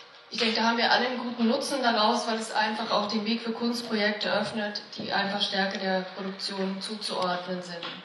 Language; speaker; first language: German; native; German